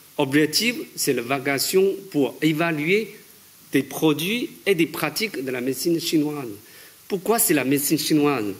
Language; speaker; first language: French; non-native, fluent; Chinese